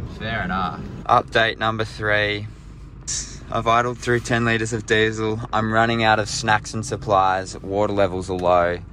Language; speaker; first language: English; native; English